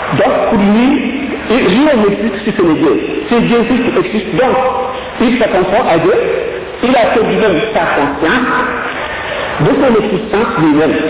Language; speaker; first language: French; non-native, local second language; Wolof